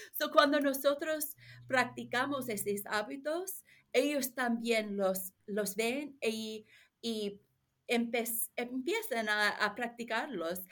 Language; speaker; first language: Spanish; non-native, learner; English